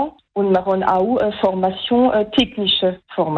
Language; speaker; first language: German; non-native, local second language; French